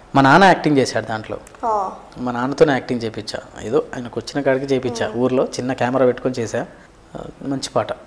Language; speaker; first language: Telugu; native; Telugu